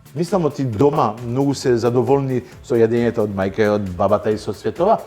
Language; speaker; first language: Macedonian; non-native, fluent; Dutch